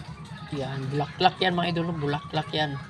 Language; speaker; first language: Filipino; non-native, local second language; Cebuano